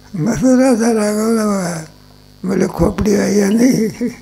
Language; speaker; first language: Hindi; non-native, local second language; Marathi